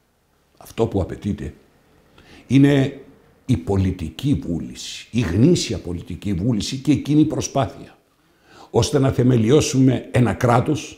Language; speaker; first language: Greek; native; Greek